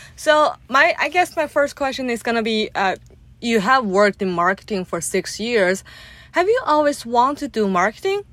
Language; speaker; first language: English; non-native, fluent; Chinese